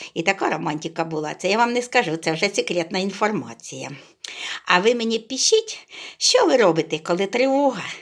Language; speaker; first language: Ukrainian; native; Ukrainian